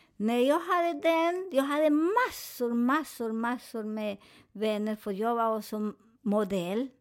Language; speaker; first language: Swedish; non-native, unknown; Spanish